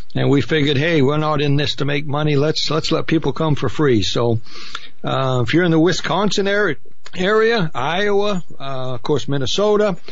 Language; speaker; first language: English; native; English